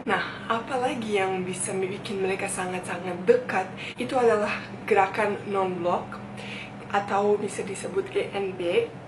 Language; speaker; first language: Indonesian; non-native, fluent; Bosnian